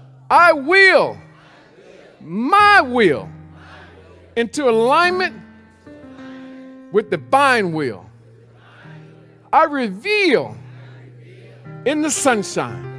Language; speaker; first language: English; native; English